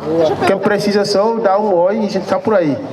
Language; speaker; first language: Portuguese; non-native, fluent; Wolof